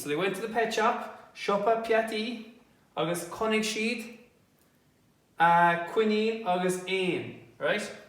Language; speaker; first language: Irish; non-native, local second language; English